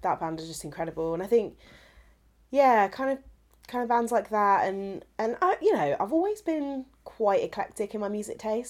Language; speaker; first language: English; native; English